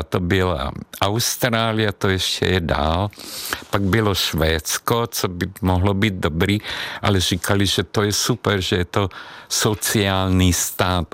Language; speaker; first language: Czech; non-native, fluent; Hungarian